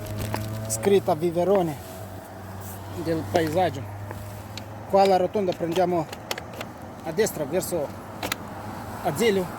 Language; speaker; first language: Italian; non-native, fluent; Romanian